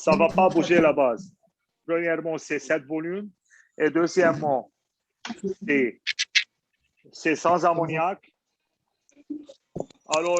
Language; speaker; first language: French; non-native, fluent; Arabic